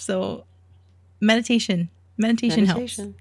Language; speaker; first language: English; native; English